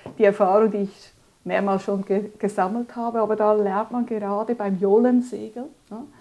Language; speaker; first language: German; early bilingual, other home language; Spanish